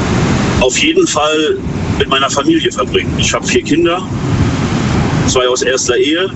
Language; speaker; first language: German; native; German